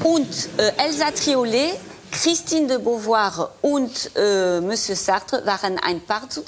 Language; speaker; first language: German; non-native, fluent; French